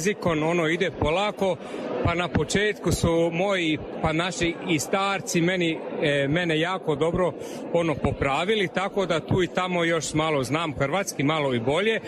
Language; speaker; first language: Croatian; non-native, fluent; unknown